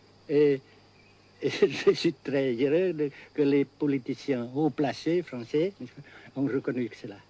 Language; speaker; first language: French; non-native, local second language; Vietnamese